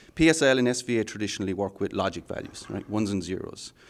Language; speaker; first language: English; native; English